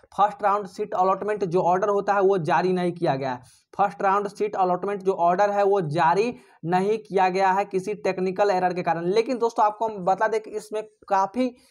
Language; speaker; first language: Hindi; native; Hindi